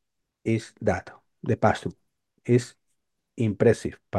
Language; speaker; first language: English; non-native, learner; Spanish